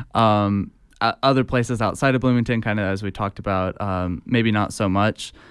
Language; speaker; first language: English; native; English